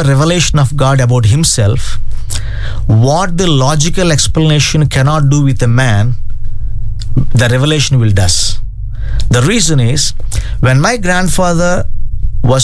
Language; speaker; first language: English; non-native, local second language; Telugu